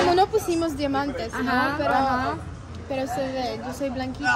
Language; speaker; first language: Spanish; non-native, learner; English